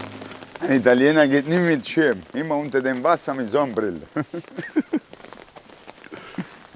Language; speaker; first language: German; non-native, fluent; Italian